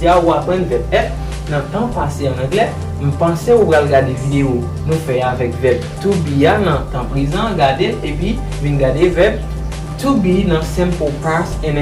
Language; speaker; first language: French; early bilingual, heritage; Haitian Creole